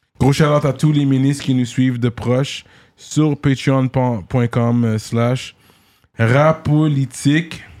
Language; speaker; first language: French; native; French